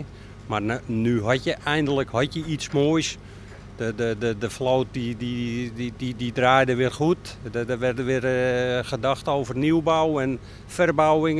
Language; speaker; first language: Dutch; native; Dutch